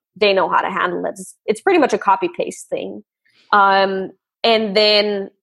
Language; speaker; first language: English; non-native, fluent; German